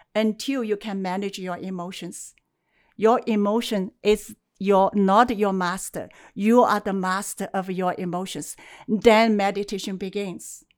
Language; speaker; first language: English; non-native, fluent; Chinese